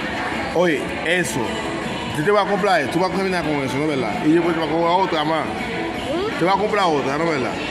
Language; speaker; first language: Spanish; non-native, fluent; Haitian Creole